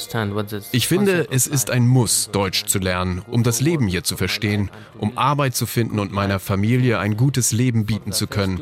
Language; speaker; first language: German; non-native, fluent; Arabic